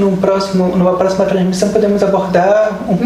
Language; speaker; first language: Portuguese; native; Portuguese